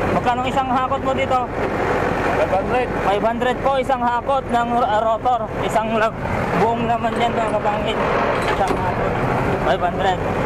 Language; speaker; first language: Filipino; native; Filipino